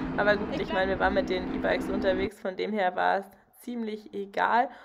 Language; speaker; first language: German; native; German